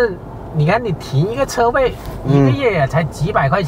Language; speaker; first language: Chinese; native; Chinese